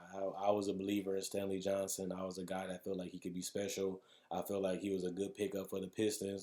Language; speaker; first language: English; native; English